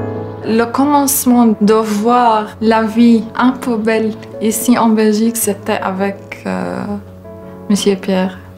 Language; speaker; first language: French; non-native, learner; Arabic